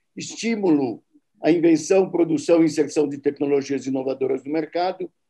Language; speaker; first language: Portuguese; native; Portuguese